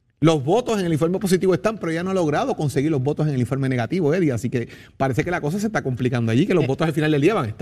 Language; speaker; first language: Spanish; native; Spanish